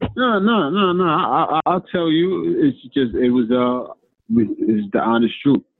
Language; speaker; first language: English; non-native, fluent; Spanish